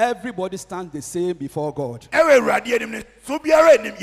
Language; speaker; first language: English; non-native, local second language; Akan